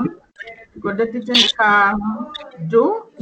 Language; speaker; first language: English; non-native, learner; Spanish